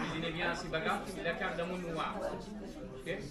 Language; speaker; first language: French; non-native, learner; Arabic